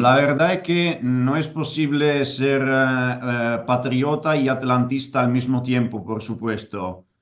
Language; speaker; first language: Spanish; non-native, fluent; Italian